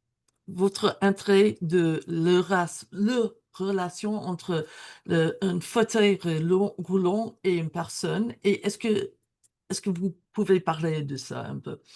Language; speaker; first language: French; non-native, learner; English